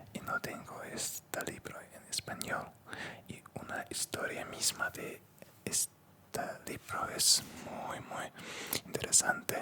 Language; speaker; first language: Spanish; non-native, learner; Russian